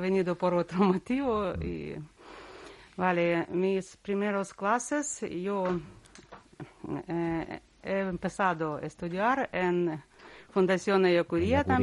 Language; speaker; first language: Spanish; non-native, learner; Russian